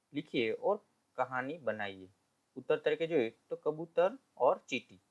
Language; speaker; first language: Hindi; non-native, local second language; Gujarati